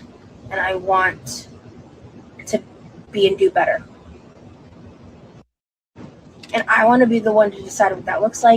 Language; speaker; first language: English; native; English